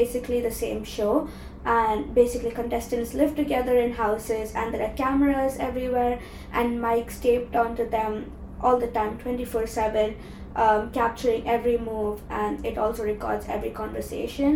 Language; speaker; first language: English; non-native, local second language; Tamil